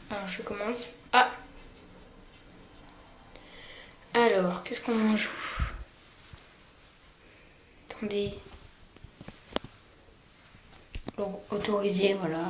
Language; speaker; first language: French; native; French